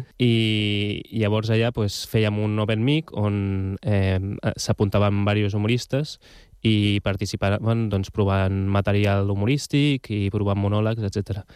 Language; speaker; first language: Catalan; non-native, local second language; Spanish